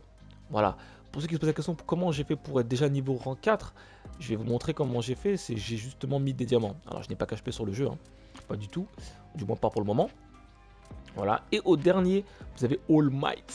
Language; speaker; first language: French; native; French